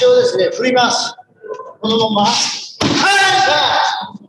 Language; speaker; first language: Japanese; native; Japanese